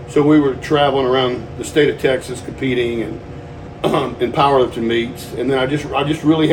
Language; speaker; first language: English; native; English